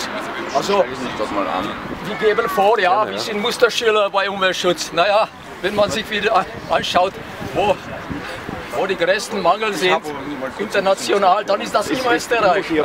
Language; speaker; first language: German; non-native, fluent; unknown